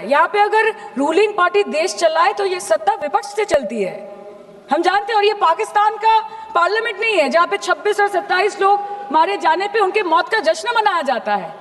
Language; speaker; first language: Hindi; non-native, local second language; Bangla